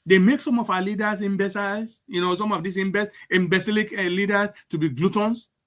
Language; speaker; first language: English; non-native, local second language; Yoruba